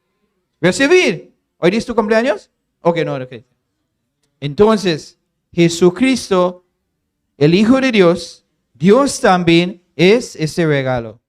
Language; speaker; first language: Spanish; non-native, fluent; English